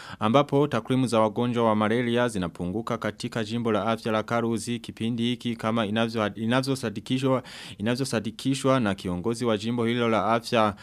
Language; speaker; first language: Swahili; non-native, local second language; Rundi